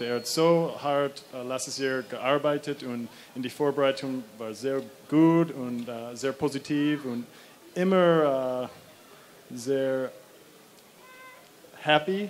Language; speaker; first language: German; non-native, learner; English